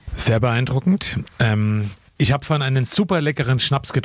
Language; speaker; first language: German; native; German